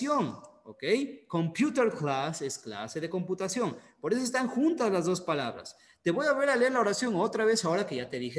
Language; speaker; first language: Spanish; native; Spanish